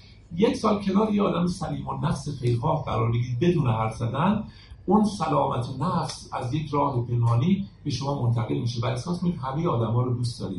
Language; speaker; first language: Persian; native; Persian